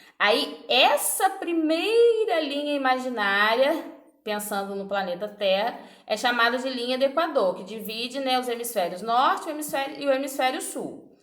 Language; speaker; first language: Portuguese; native; Portuguese